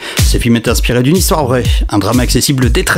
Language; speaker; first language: French; native; French